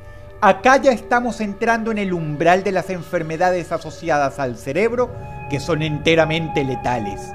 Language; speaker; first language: Spanish; native; Spanish